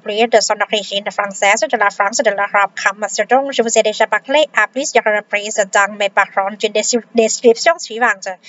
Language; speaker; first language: French; non-native, fluent; Vietnamese